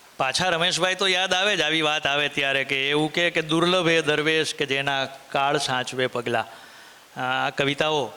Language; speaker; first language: Gujarati; native; Gujarati